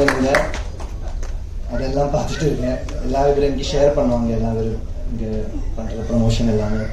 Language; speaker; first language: Tamil; non-native, learner; Malayalam